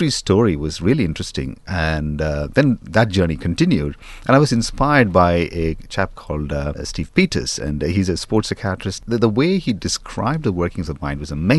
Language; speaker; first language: English; non-native, local second language; Tamil